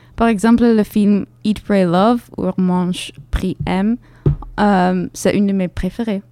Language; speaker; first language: French; non-native, fluent; Dutch